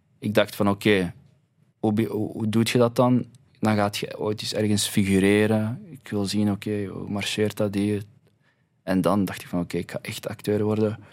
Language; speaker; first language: Dutch; early bilingual, other home language; Arabic